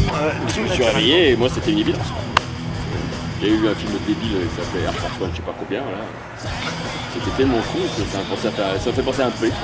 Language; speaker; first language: French; native; French